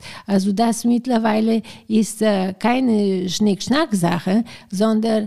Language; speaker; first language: German; non-native, fluent; Bulgarian